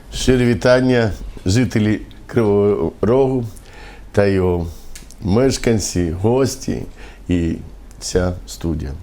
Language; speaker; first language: Ukrainian; non-native, local second language; Romany